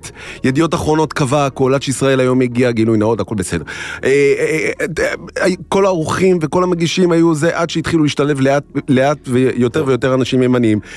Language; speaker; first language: Hebrew; native; Hebrew